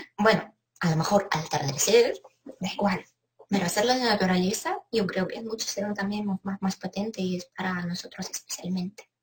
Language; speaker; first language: Spanish; non-native, fluent; Ukrainian